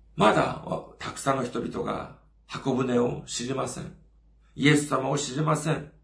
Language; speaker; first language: Japanese; non-native, fluent; Korean